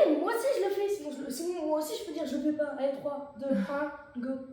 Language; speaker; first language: French; native; French